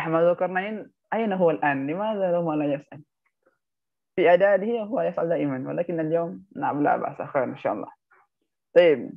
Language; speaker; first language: Arabic; non-native, learner; Indonesian